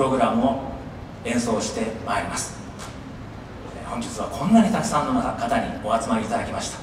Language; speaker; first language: Japanese; native; Japanese